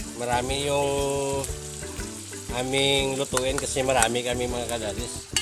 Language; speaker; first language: Filipino; non-native, local second language; Hiligaynon